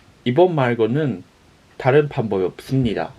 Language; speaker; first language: Korean; non-native, learner; Japanese